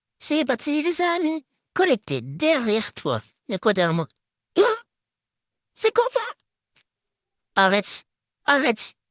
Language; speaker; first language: French; native; French